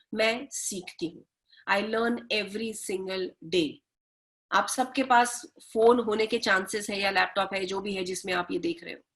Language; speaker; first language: Hindi; native; Hindi